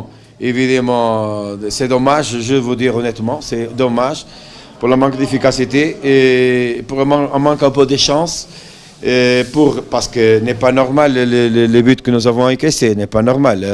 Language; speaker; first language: French; non-native, fluent; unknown